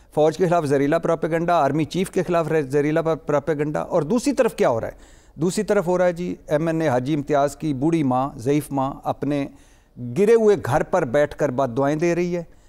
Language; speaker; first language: Urdu; non-native, local second language; Punjabi